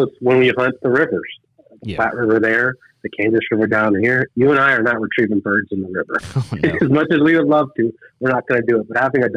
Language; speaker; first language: English; native; English